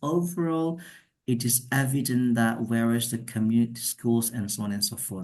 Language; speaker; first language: English; non-native, fluent; Indonesian